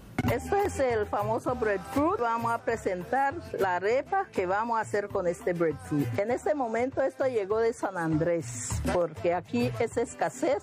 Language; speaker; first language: Spanish; non-native, local second language; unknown